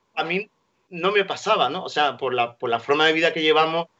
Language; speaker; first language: Spanish; native; Spanish